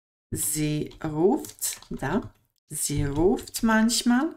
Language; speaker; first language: German; non-native, fluent; Bosnian